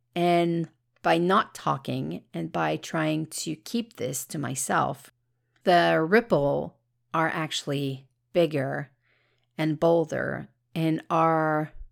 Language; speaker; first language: English; native; English